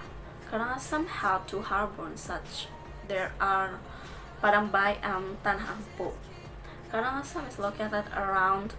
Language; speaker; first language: English; non-native, learner; Balinese